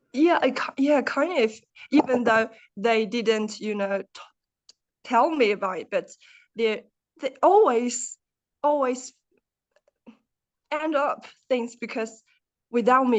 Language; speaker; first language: English; non-native, learner; Chinese